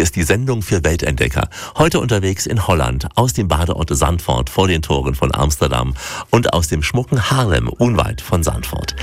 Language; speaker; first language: German; native; German